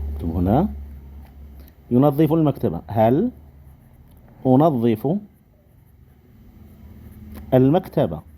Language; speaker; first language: Arabic; non-native, fluent; Indonesian